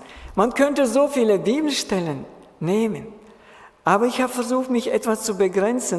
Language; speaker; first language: German; non-native, fluent; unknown